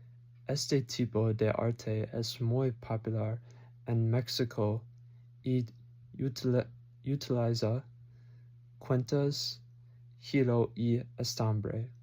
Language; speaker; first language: Spanish; non-native, learner; English